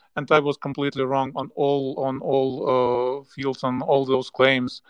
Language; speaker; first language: English; non-native, fluent; Ukrainian